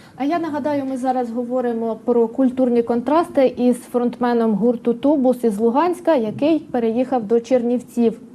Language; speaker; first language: Ukrainian; native; Ukrainian